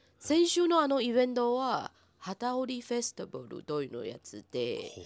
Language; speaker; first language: Japanese; non-native, fluent; Chinese